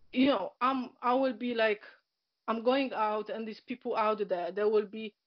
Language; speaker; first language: English; non-native, learner; Polish